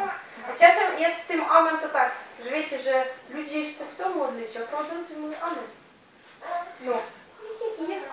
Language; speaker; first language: Polish; non-native, fluent; Ukrainian